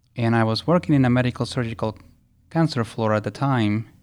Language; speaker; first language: English; early bilingual, other home language; Spanish